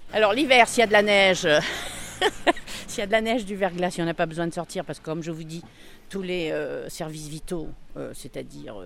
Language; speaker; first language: French; native; French